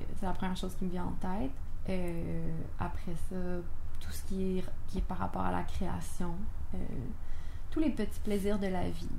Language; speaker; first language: French; native; French